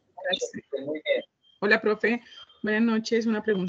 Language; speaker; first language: Spanish; native; Spanish